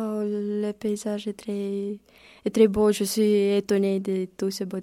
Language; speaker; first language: French; non-native, learner; Romanian